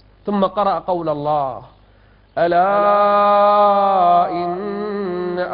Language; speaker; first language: Arabic; native; Arabic